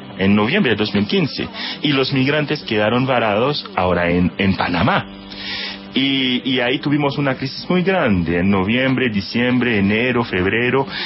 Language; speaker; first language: Spanish; non-native, fluent; Haitian Creole